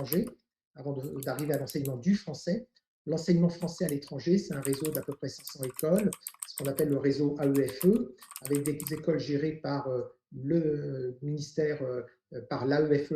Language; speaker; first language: French; native; French